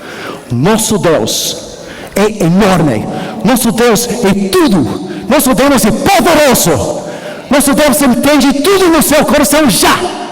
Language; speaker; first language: Portuguese; non-native, learner; English